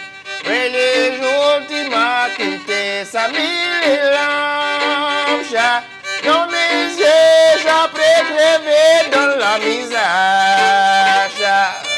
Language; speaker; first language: French; non-native, fluent; English